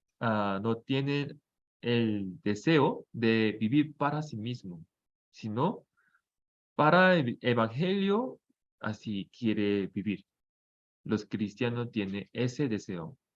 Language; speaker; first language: Spanish; non-native, fluent; Korean